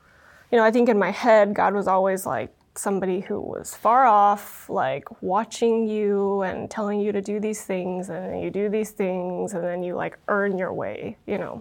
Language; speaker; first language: English; early bilingual, other home language; Vietnamese